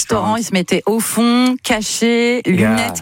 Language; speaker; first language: French; native; French